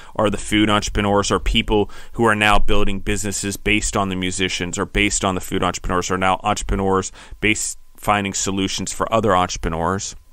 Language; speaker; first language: English; native; English